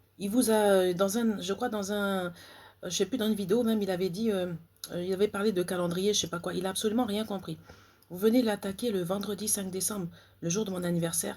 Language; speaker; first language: French; native; French